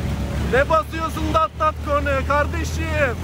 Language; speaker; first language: Turkish; native; Turkish